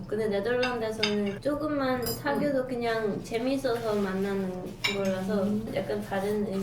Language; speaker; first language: Korean; non-native, fluent; Dutch